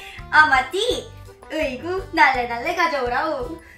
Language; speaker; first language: Korean; native; Korean